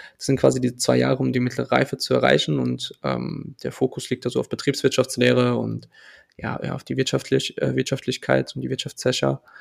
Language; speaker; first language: German; early bilingual, other home language; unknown